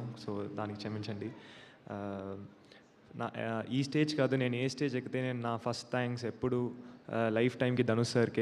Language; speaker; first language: Telugu; non-native, learner; Tamil